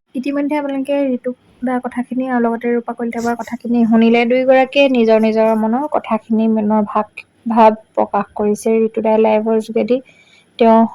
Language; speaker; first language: Assamese; native; Assamese